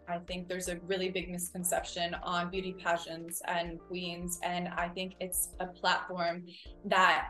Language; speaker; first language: English; early bilingual, other home language; Spanish